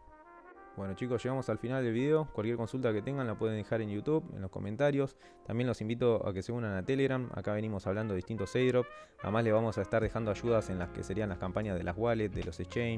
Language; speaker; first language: Spanish; native; Spanish